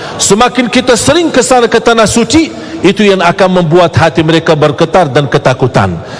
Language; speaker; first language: Malay; non-native, fluent; Arabic